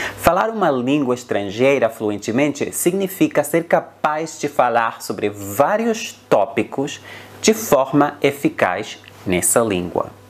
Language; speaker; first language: Portuguese; non-native, fluent; Spanish